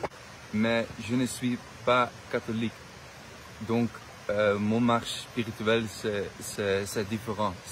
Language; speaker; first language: French; non-native, learner; Dutch